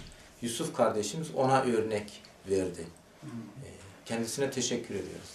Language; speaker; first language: Turkish; native; Turkish